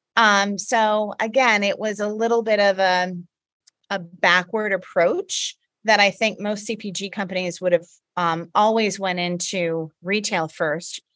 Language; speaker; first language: English; native; English